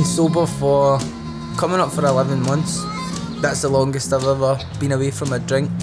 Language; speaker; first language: English; native; English